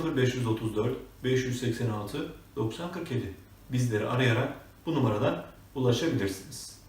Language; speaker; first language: Turkish; native; Turkish